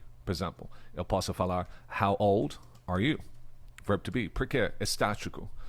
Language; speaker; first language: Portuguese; non-native, fluent; English